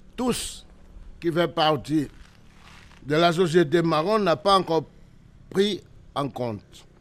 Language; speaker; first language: French; native; French